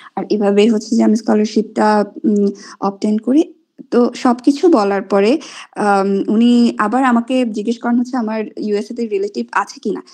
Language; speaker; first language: Bangla; non-native, local second language; Marma